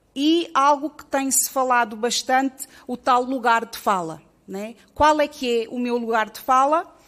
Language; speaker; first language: Portuguese; native; Portuguese